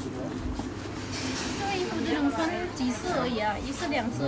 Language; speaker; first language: Chinese; non-native, learner; Lao